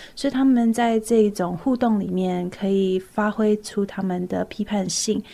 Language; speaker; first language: Chinese; early bilingual, heritage; Chinese